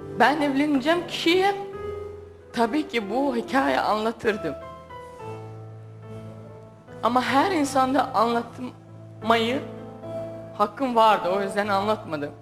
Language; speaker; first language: Turkish; non-native, learner; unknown